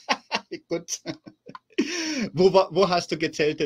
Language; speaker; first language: German; early bilingual, heritage; German